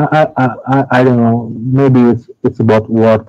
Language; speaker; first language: English; non-native, learner; Indonesian